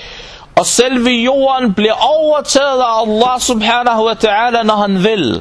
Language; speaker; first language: Danish; non-native, local second language; Arabic